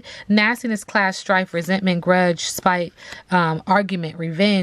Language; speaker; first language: English; native; English